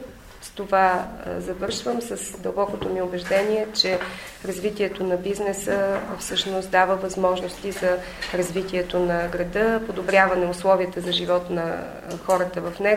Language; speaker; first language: Bulgarian; native; Bulgarian